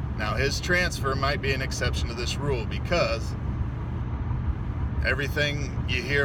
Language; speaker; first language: English; native; English